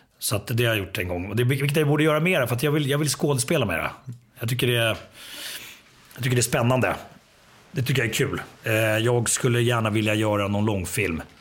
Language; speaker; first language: Swedish; early bilingual, other home language; Finnish